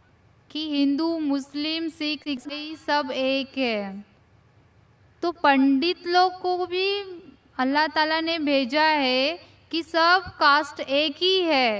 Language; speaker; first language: Hindi; non-native, local second language; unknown